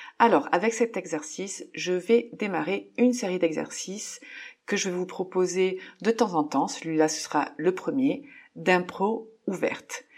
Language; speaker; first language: French; native; French